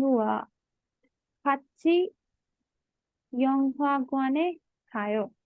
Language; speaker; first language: Korean; non-native, learner; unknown